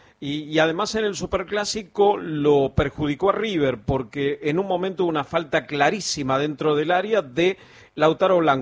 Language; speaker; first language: Spanish; native; Spanish